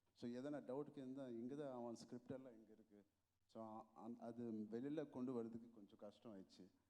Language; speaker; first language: Tamil; non-native, local second language; Telugu